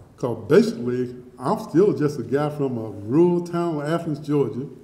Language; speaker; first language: English; native; English